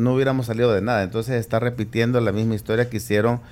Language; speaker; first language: Spanish; native; Spanish